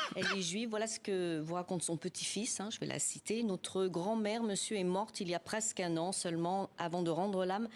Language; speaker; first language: French; native; French